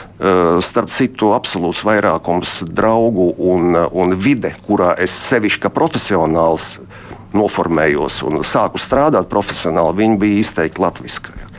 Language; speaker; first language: Latvian; non-native, local second language; Russian